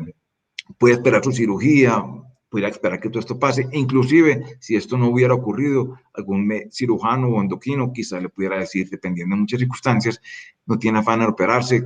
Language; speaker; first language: Spanish; native; Spanish